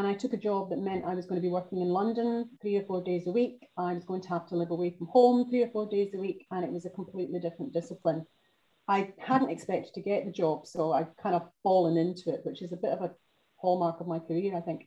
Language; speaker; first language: English; native; English